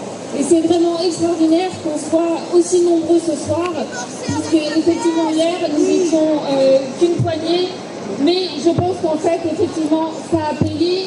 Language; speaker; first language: French; native; French